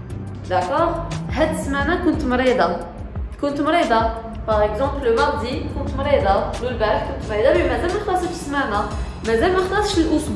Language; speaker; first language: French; non-native, local second language; Arabic